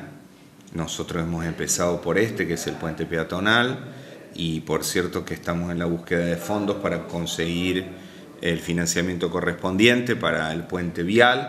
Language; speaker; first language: Spanish; native; Spanish